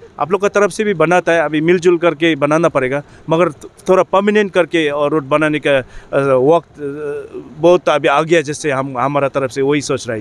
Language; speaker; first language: Hindi; non-native, learner; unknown